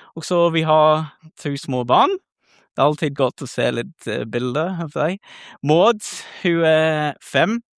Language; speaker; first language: Norwegian; non-native, learner; English